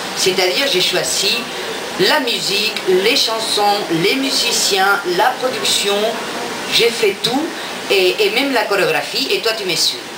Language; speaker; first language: French; non-native, fluent; Spanish